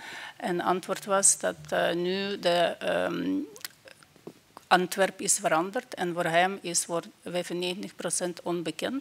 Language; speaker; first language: Dutch; non-native, fluent; Ukrainian